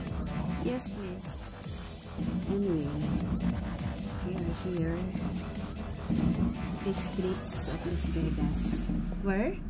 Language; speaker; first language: English; non-native, local second language; Filipino